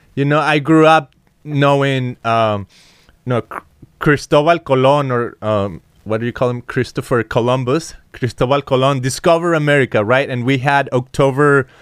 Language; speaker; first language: English; non-native, fluent; Spanish